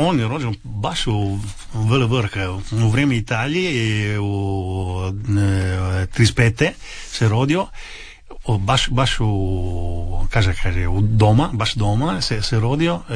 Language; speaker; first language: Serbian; early bilingual, heritage; Italian